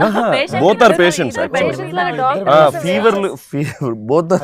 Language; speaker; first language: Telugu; non-native, fluent; Tamil